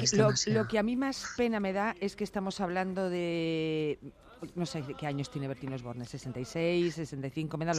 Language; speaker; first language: Spanish; native; Spanish